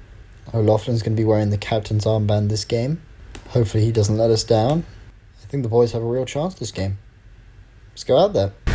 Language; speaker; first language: English; native; English